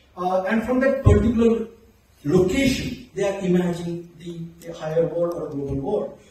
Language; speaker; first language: English; non-native, local second language; Marathi